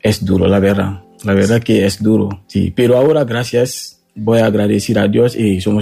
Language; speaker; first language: Spanish; non-native, learner; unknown